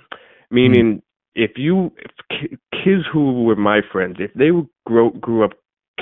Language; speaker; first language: English; native; English